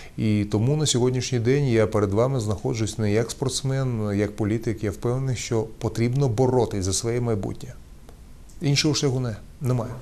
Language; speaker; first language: Ukrainian; non-native, local second language; Russian